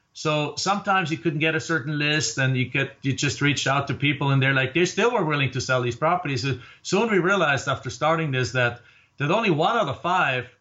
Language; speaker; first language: English; non-native, fluent; German